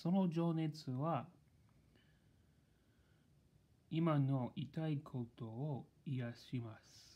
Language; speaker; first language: Japanese; non-native, learner; English